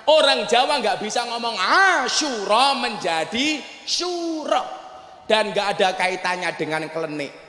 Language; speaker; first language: Indonesian; non-native, local second language; Javanese